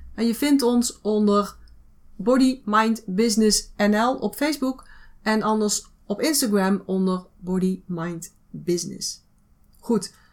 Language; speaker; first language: Dutch; native; Dutch